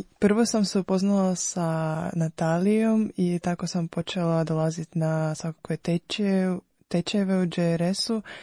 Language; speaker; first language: Croatian; non-native, fluent; Ukrainian